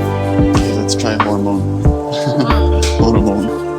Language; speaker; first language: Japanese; non-native, learner; English